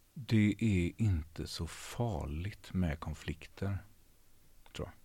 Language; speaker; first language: Swedish; native; Swedish